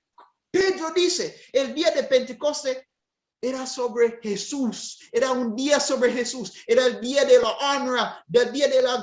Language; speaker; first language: Spanish; non-native, fluent; English